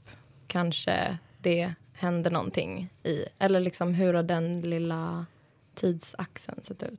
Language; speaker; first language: Swedish; native; Swedish